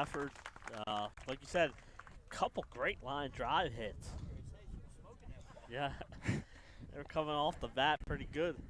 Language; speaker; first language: English; native; English